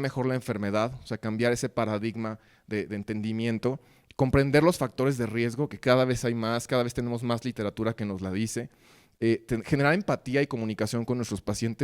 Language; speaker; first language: Spanish; native; Spanish